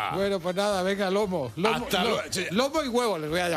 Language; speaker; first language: Spanish; native; Spanish